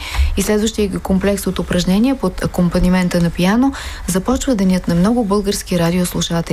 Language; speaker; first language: Bulgarian; native; Bulgarian